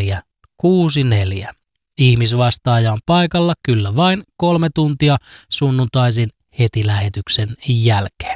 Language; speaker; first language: Finnish; native; Finnish